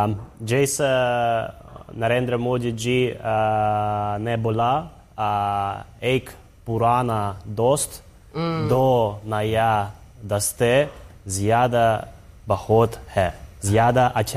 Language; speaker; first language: Hindi; non-native, learner; Russian